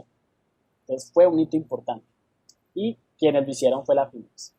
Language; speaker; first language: Spanish; native; Spanish